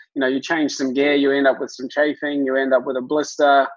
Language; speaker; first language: English; native; English